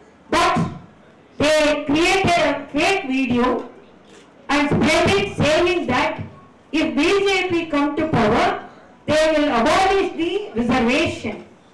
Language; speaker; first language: English; non-native, local second language; Tamil